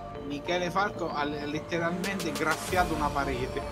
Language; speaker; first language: Italian; native; Italian